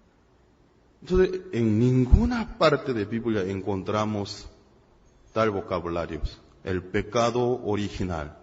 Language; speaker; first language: Spanish; non-native, fluent; Korean